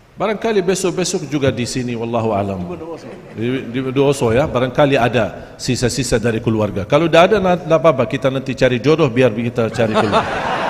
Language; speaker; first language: Malay; non-native, fluent; Arabic